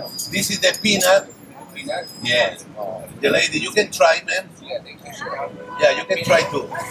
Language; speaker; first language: English; non-native, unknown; Spanish